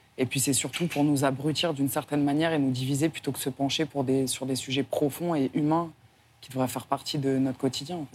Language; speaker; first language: French; native; French